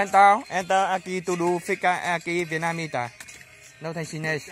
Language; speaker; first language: Portuguese; non-native, learner; Vietnamese